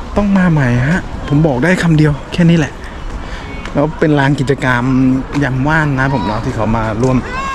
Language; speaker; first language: Thai; native; Thai